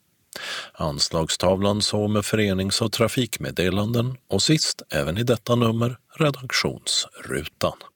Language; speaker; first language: Swedish; native; Swedish